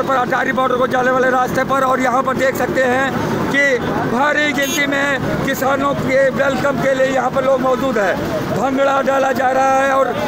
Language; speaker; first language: Hindi; non-native, local second language; Punjabi